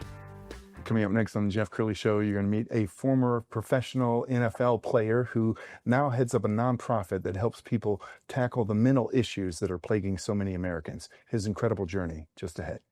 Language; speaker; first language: English; native; English